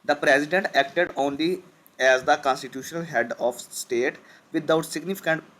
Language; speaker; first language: English; non-native, local second language; Urdu